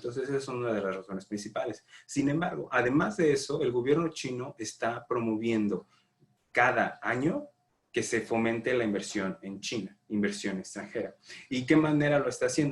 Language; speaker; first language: Spanish; native; Spanish